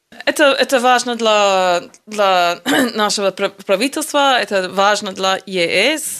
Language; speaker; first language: Russian; non-native, learner; English